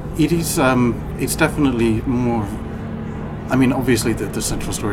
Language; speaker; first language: English; native; English